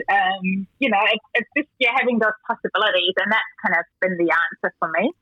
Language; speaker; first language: English; non-native, fluent; German